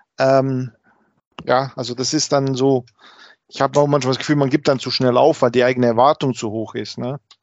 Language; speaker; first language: German; early bilingual, other home language; Croatian